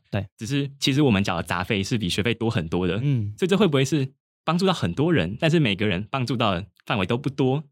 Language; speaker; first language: Chinese; native; Chinese